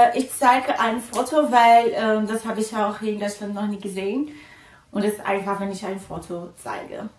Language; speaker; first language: German; non-native, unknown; Portuguese